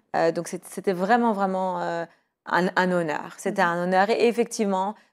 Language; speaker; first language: French; native; French